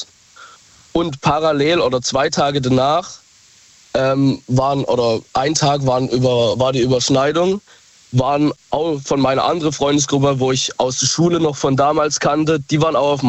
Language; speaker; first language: German; native; German